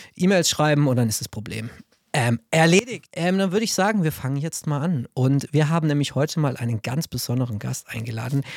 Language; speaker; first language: German; native; German